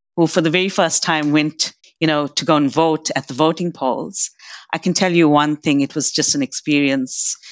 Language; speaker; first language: English; native; English